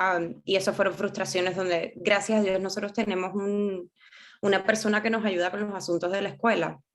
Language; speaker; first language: Spanish; native; Spanish